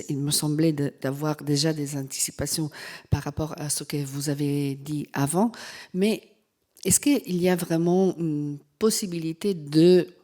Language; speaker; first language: French; non-native, fluent; Italian